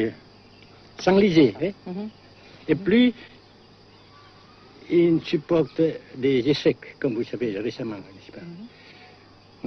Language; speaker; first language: French; non-native, fluent; Vietnamese